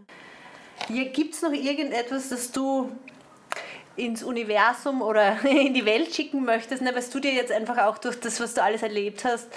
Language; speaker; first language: German; native; German